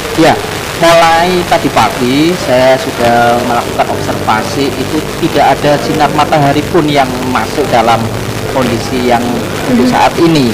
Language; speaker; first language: Indonesian; native; Indonesian